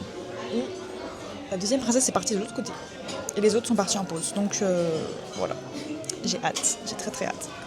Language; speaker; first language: French; native; French